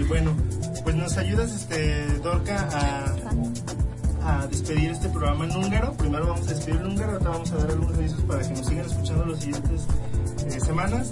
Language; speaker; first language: Spanish; native; Spanish